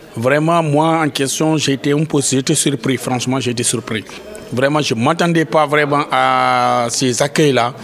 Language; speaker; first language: French; non-native, local second language; Fula